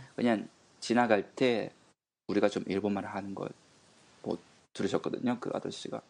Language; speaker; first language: Korean; non-native, fluent; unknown